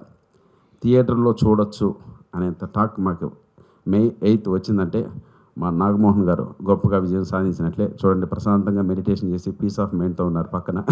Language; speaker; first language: Telugu; native; Telugu